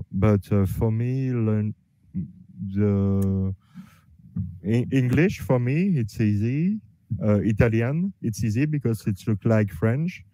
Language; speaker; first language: English; non-native, learner; French